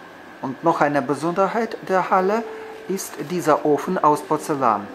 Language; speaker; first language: German; non-native, fluent; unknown